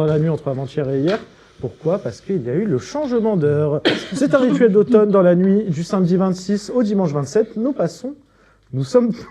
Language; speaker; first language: French; native; French